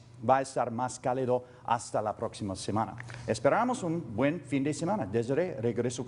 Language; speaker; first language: Spanish; non-native, learner; English